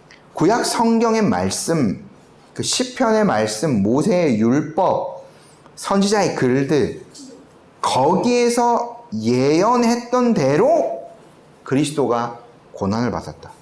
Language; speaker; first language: Korean; native; Korean